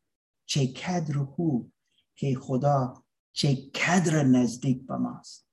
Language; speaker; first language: Persian; non-native, learner; English